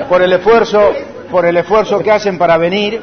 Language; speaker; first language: Spanish; native; Spanish